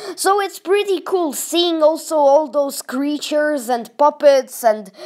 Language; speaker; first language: English; non-native, fluent; Russian